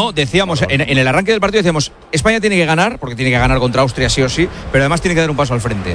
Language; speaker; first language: Spanish; native; Spanish